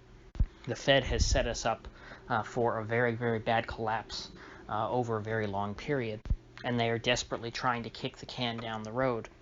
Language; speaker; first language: English; native; English